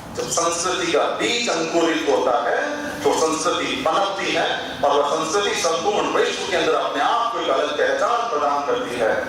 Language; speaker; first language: Hindi; native; Hindi